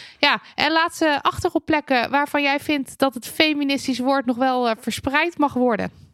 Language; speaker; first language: Dutch; native; Dutch